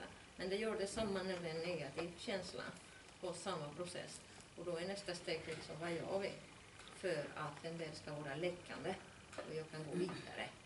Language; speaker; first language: Swedish; non-native, fluent; Spanish